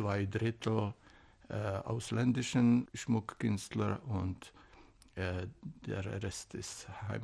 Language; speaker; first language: German; non-native, fluent; Czech